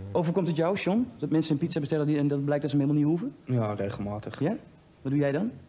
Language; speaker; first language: Dutch; native; Dutch